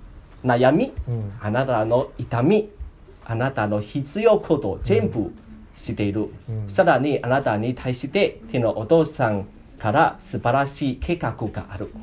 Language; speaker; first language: Japanese; non-native, learner; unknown